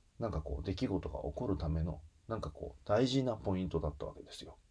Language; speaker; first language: Japanese; native; Japanese